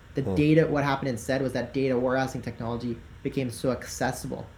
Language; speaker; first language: English; native; English